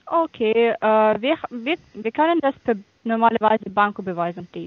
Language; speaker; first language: German; non-native, fluent; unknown